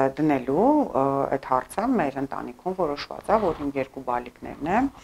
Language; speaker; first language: Armenian; early bilingual, heritage; Armenian